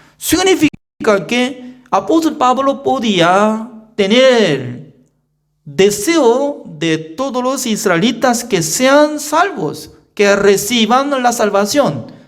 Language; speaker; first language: Spanish; non-native, fluent; Korean